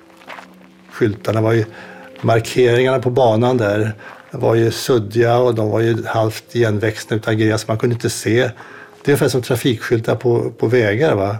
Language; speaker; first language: Swedish; native; Swedish